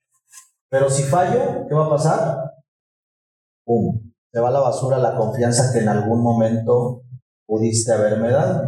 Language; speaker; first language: Spanish; native; Spanish